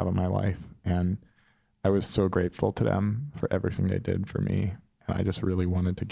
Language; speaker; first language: English; native; English